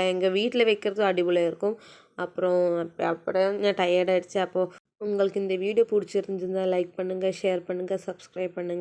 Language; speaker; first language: Tamil; non-native, local second language; Malayalam